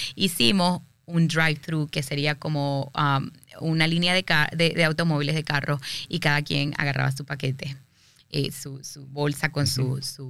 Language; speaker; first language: Spanish; native; Spanish